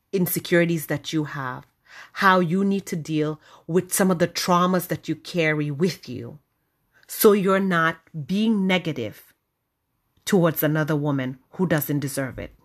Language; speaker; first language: English; non-native, local second language; Wolof